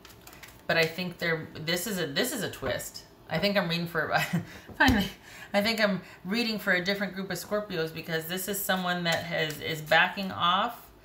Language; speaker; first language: English; native; English